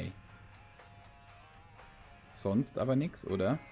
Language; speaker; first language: German; native; German